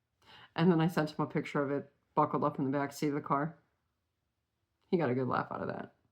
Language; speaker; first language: English; native; English